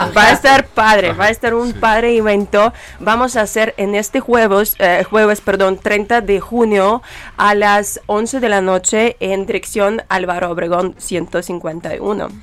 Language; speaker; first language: Spanish; non-native, fluent; Ukrainian